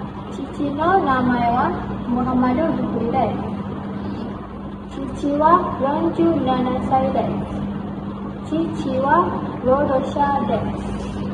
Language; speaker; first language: Japanese; non-native, learner; Malay